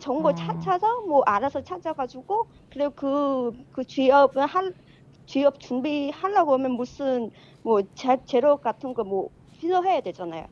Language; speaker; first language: Korean; non-native, fluent; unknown